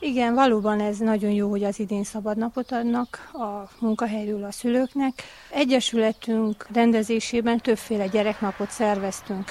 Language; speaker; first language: Hungarian; native; Hungarian